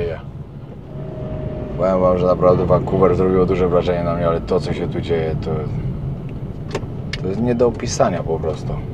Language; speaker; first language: Polish; native; Polish